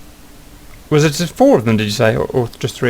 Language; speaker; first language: English; native; English